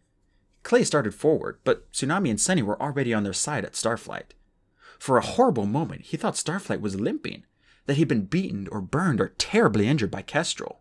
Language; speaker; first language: English; native; English